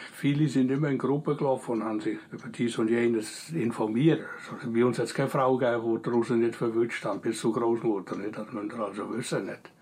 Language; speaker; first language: German; native; German